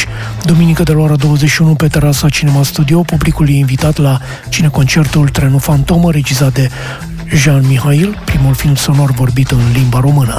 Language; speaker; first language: Romanian; native; Romanian